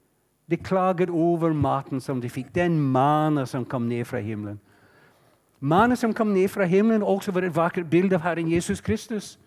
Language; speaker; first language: Norwegian; non-native, fluent; English